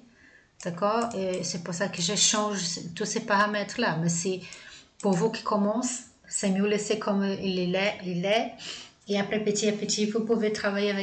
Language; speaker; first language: French; non-native, fluent; Portuguese